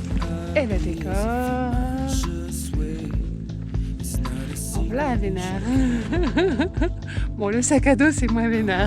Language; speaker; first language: French; native; French